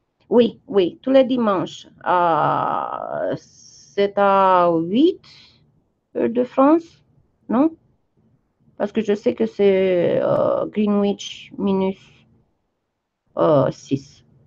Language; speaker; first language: French; early bilingual, heritage; French